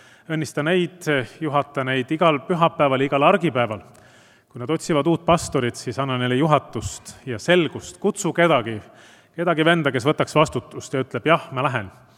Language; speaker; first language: Estonian; native; Estonian